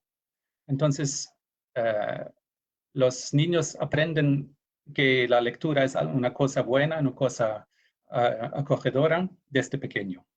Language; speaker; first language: Spanish; non-native, fluent; Norwegian